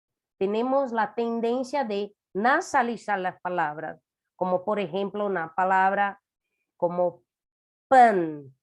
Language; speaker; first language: Spanish; non-native, fluent; Portuguese